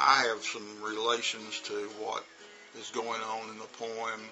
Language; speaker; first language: English; native; English